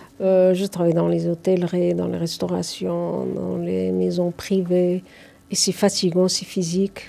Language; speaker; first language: French; non-native, fluent; Arabic